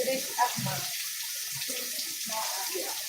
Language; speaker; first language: Arabic; non-native, learner; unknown